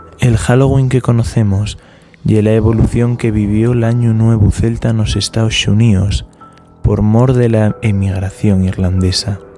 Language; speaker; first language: Asturian; non-native, local second language; Spanish